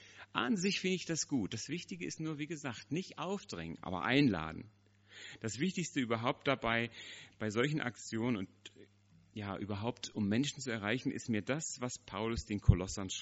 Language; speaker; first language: German; native; German